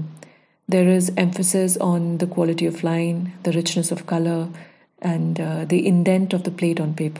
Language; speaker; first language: English; non-native, local second language; Hindi